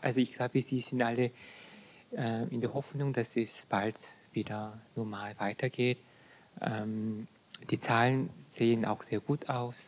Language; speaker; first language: German; non-native, fluent; Korean